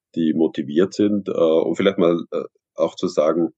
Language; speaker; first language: German; native; German